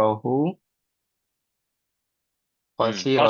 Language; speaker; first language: Arabic; non-native, learner; Indonesian